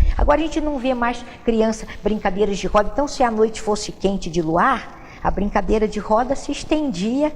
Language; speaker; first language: Portuguese; native; Portuguese